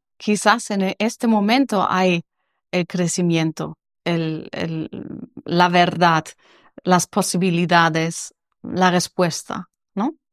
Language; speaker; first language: Spanish; non-native, learner; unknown